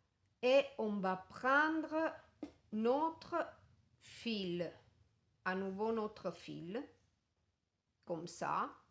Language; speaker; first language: French; non-native, fluent; Italian